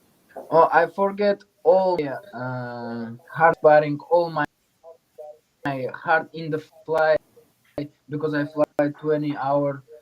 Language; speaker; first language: English; non-native, learner; Uzbek